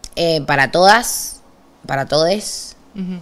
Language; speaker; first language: Spanish; native; Spanish